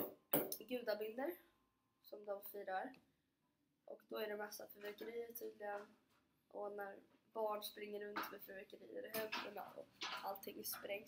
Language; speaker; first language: Swedish; native; Swedish